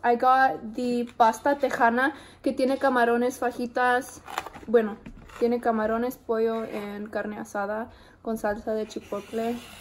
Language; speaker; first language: Spanish; early bilingual, heritage; Spanish